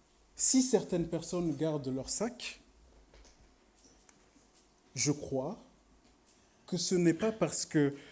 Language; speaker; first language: French; native; French